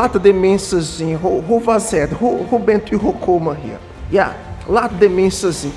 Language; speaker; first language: Dutch; non-native, fluent; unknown